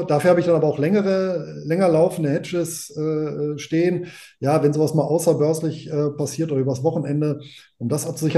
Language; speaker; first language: German; native; German